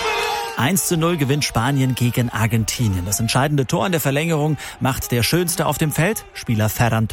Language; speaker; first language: German; native; German